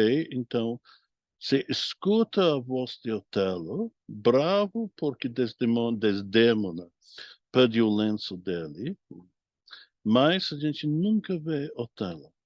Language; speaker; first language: Portuguese; non-native, fluent; English